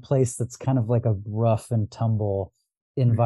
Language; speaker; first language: English; early bilingual, other home language; Arabic